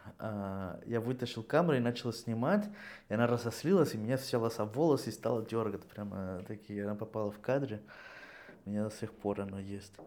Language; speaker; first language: Russian; non-native, fluent; Spanish